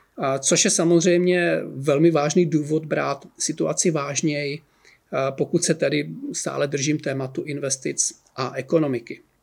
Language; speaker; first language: Czech; native; Czech